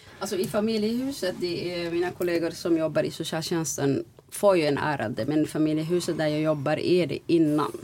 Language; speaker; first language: Swedish; non-native, fluent; Somali